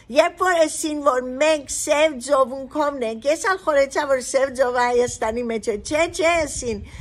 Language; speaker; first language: Armenian; early bilingual, heritage; Armenian